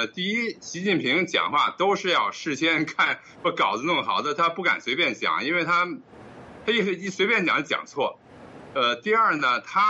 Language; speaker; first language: Chinese; native; Chinese